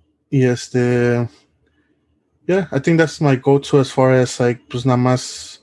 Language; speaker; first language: English; early bilingual, other home language; Spanish